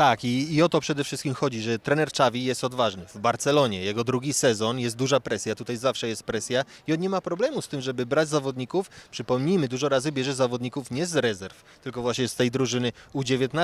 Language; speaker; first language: Polish; native; Polish